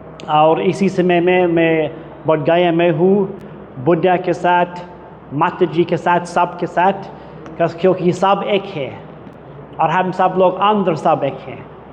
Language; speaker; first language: Hindi; non-native, learner; English